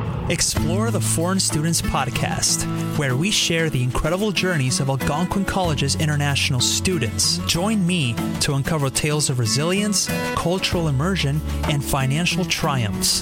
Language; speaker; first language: English; non-native, fluent; Spanish